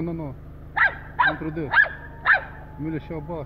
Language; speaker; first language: French; non-native, local second language; Arabic